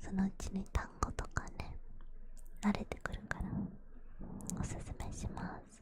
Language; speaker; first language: Japanese; non-native, fluent; English